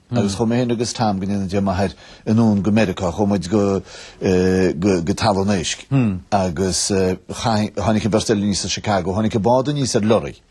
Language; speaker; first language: Irish; native; Irish